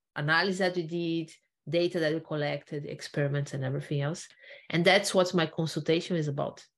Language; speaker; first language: English; non-native, fluent; Portuguese